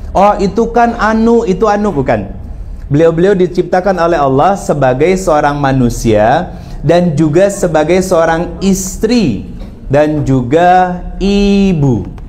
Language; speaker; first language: Indonesian; native; Indonesian